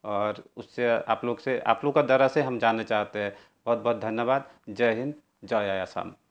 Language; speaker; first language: Hindi; non-native, local second language; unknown